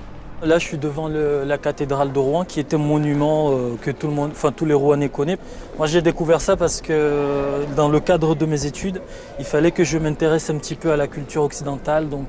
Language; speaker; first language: French; non-native, local second language; Comorian